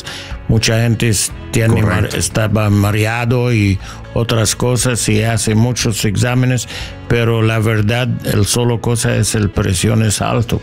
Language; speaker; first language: Spanish; non-native, learner; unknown